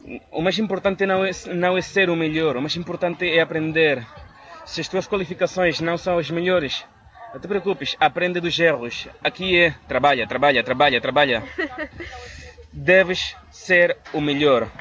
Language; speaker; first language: Portuguese; non-native, fluent; Catalan